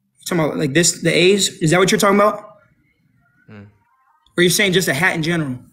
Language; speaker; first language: English; native; English